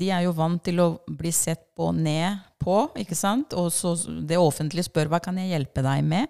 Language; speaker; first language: Norwegian; non-native, fluent; Spanish